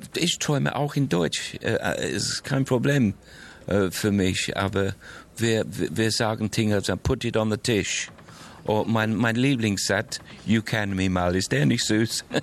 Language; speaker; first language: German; non-native, fluent; English